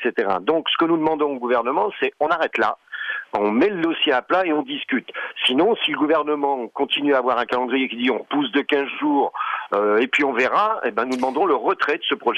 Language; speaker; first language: French; native; French